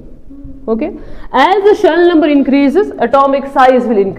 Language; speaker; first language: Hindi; non-native, local second language; Kashmiri